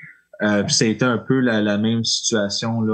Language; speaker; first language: French; native; French